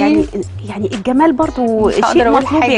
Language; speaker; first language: Arabic; native; Arabic